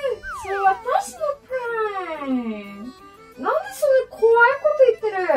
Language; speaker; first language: Japanese; non-native, fluent; English